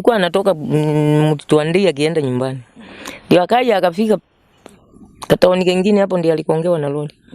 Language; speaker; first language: Swahili; non-native, local second language; Kamba